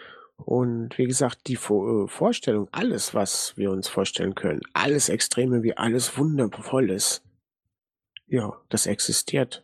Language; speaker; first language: German; native; German